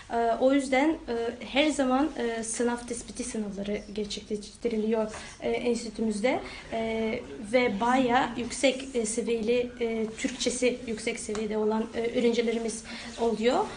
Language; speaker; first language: Turkish; non-native, fluent; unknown